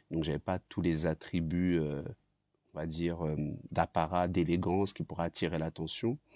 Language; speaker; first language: French; early bilingual, other home language; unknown